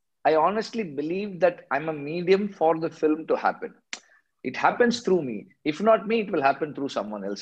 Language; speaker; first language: English; non-native, local second language; Tamil